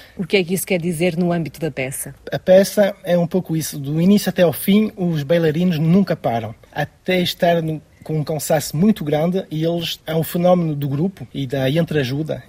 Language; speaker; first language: Portuguese; early bilingual, heritage; French